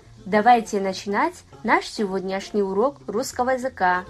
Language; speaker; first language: Russian; non-native, fluent; Kazakh